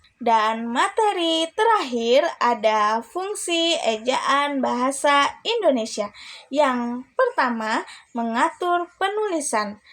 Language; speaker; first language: Indonesian; native; Indonesian